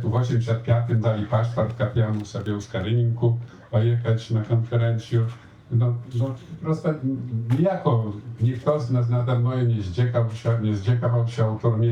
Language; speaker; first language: Polish; non-native, learner; Belarusian